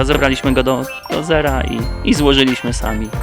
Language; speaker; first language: Polish; native; Polish